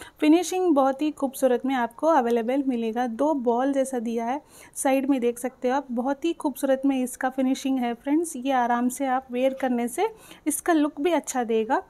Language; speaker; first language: Hindi; non-native, local second language; Telugu